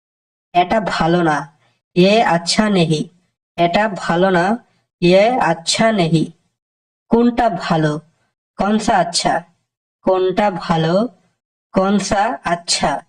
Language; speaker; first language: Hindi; non-native, fluent; Bangla